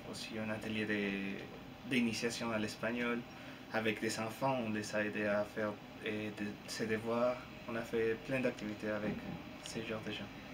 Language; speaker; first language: French; non-native, fluent; Spanish